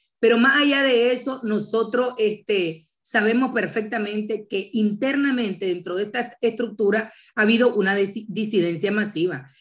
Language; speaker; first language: Spanish; native; Spanish